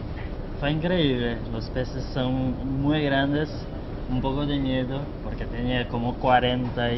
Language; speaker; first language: Spanish; non-native, learner; Portuguese